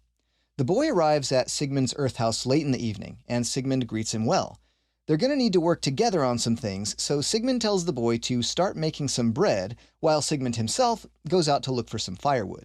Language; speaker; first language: English; native; English